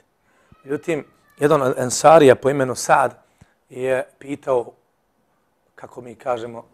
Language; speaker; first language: Serbian; native; Serbian